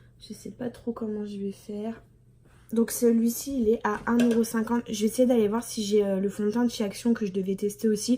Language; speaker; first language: French; native; French